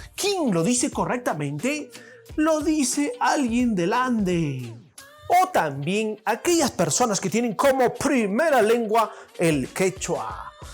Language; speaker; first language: Spanish; native; Spanish